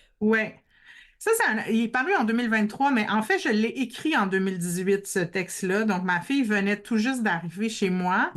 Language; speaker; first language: French; native; French